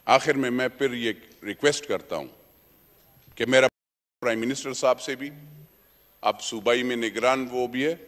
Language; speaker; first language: Urdu; native; Urdu